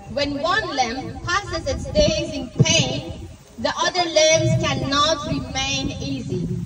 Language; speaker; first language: English; non-native, fluent; Persian